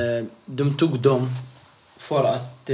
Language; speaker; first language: Swedish; non-native, learner; Arabic